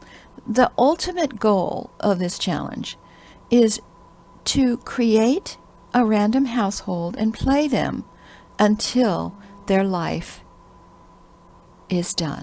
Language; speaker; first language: English; native; English